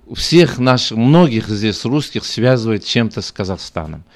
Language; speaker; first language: Russian; non-native, local second language; Kazakh